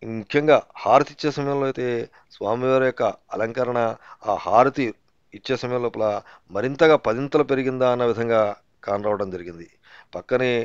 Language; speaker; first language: Telugu; native; Telugu